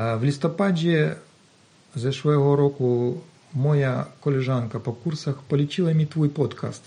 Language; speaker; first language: Polish; non-native, learner; Ukrainian